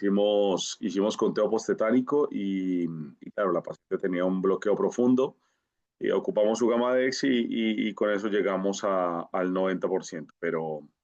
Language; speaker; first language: Spanish; native; Spanish